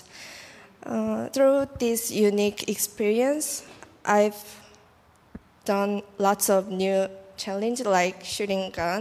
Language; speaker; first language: English; non-native, learner; Korean